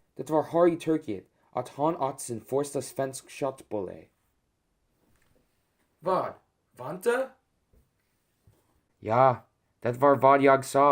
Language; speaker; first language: Swedish; non-native, learner; English